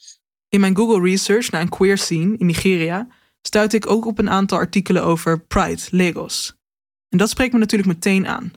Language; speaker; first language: Dutch; native; Dutch